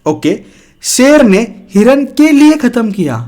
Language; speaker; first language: Hindi; non-native, local second language; Marathi